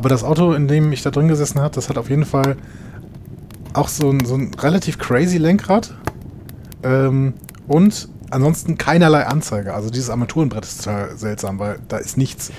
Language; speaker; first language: German; native; German